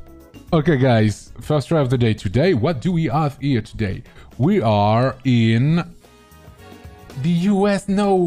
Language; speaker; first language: English; non-native, fluent; French